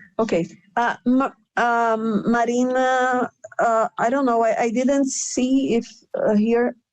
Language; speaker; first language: English; non-native, fluent; Portuguese